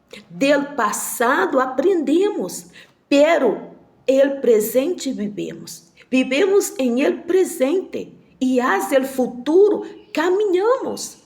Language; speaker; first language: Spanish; non-native, learner; Portuguese